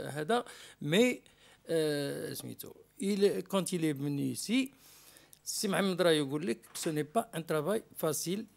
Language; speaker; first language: French; non-native, local second language; Arabic